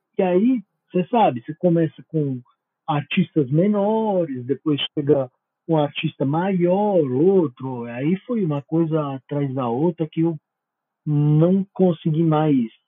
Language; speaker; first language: Portuguese; non-native, fluent; Italian